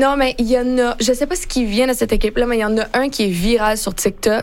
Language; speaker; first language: French; native; French